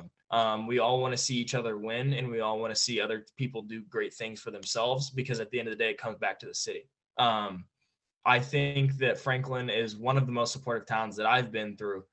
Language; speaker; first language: English; native; English